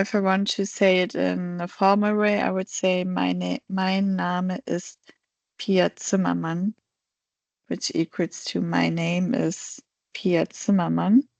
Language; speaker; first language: German; non-native, fluent; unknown